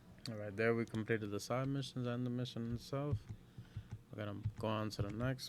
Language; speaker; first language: English; native; English